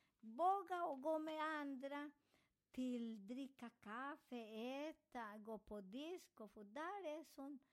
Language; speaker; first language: Swedish; non-native, learner; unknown